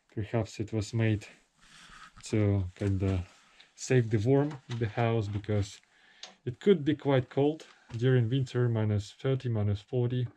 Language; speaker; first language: English; non-native, fluent; Russian